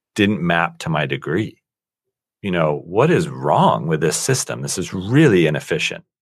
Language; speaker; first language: English; native; English